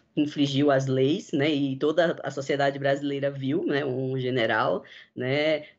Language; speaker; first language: Portuguese; native; Portuguese